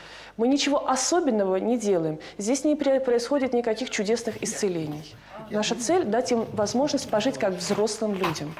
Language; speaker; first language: Russian; native; Russian